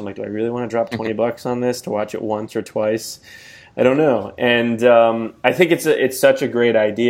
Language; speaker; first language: English; native; English